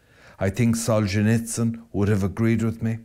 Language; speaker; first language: English; native; English